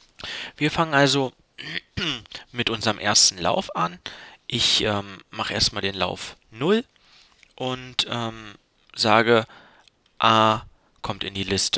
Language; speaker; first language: German; native; German